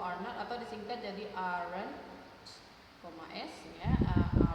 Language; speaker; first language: Indonesian; native; Indonesian